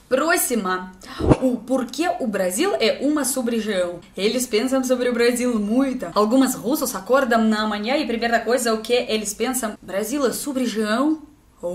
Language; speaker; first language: Portuguese; non-native, learner; Russian